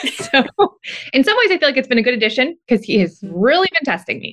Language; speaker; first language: English; native; English